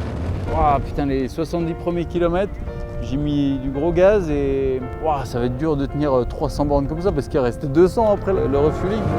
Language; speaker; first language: French; native; French